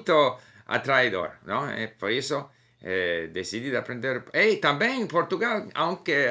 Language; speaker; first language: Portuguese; non-native, learner; English